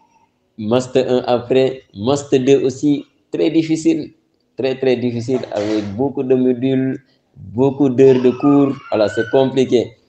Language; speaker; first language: French; non-native, local second language; Wolof